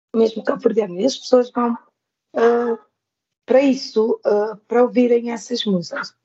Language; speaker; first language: Portuguese; non-native, local second language; Kabuverdianu